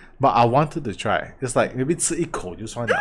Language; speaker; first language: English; non-native, local second language; Chinese